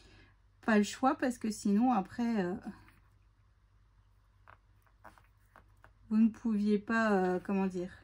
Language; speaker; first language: French; native; French